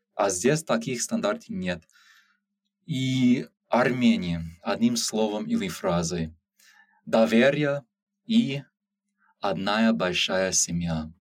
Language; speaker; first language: Russian; non-native, learner; English